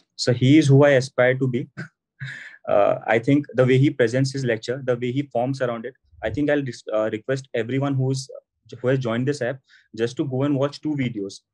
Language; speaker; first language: English; non-native, local second language; Assamese